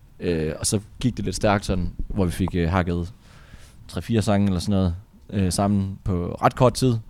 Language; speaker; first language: Danish; native; Danish